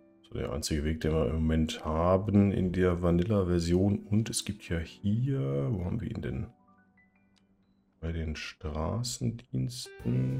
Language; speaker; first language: German; native; German